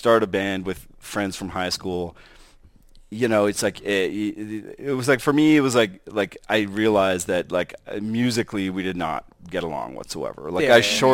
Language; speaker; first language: English; native; English